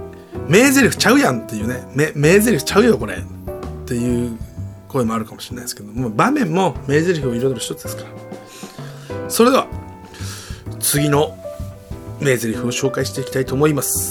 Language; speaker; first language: Japanese; native; Japanese